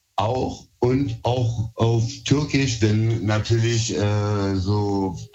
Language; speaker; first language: German; early bilingual, other home language; Turkish